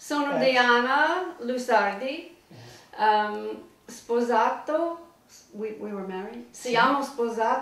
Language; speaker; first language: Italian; non-native, learner; English